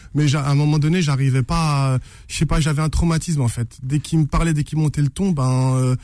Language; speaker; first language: French; native; French